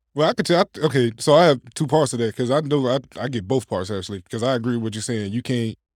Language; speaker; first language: English; native; English